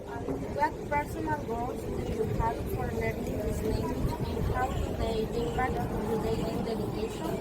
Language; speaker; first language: English; non-native, learner; Spanish